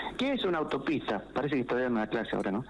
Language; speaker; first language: Spanish; native; Spanish